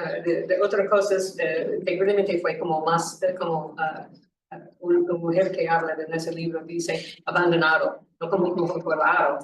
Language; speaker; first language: Spanish; non-native, learner; English